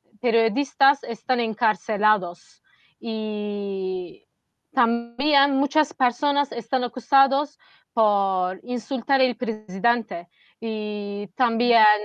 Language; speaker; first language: Spanish; non-native, fluent; Turkish